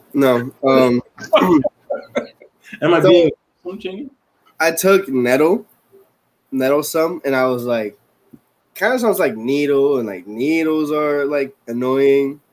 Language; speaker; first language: English; non-native, fluent; Spanish